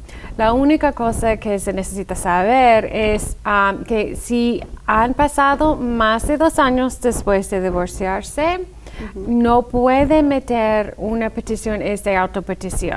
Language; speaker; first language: Spanish; non-native, fluent; English